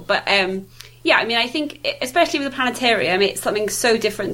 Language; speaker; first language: English; native; English